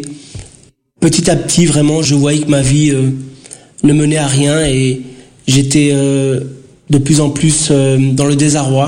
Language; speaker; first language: French; early bilingual, other home language; Portuguese